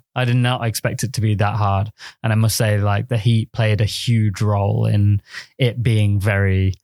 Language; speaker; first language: English; native; English